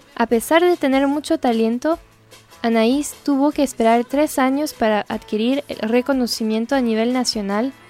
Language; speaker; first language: Spanish; non-native, fluent; French